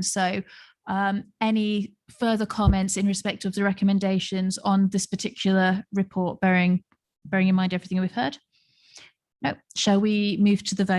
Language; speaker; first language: English; native; English